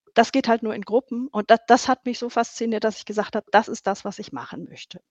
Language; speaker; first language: German; native; German